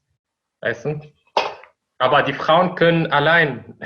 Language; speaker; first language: German; non-native, fluent; Arabic